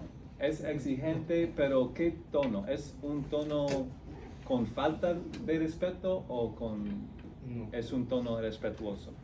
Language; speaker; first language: Spanish; non-native, fluent; English